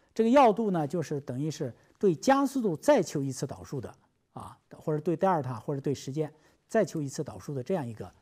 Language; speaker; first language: Chinese; native; Chinese